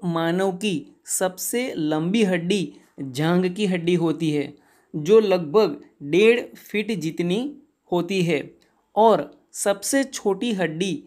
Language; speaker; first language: Hindi; non-native, local second language; Gujarati